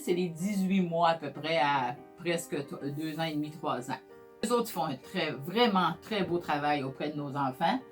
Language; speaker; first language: French; native; French